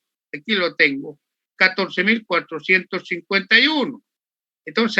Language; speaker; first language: Spanish; native; Spanish